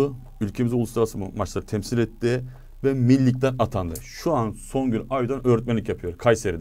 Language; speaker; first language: Turkish; native; Turkish